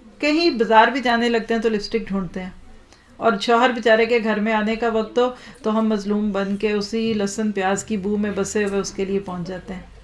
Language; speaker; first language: Urdu; native; Urdu